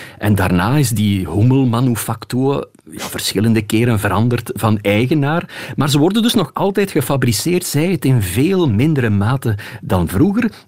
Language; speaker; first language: Dutch; native; Dutch